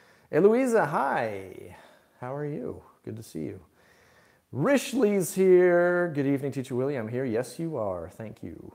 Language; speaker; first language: English; native; English